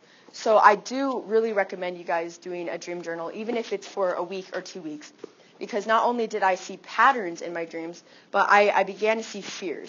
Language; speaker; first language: English; native; English